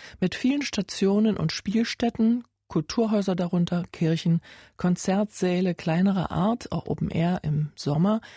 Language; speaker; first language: German; native; German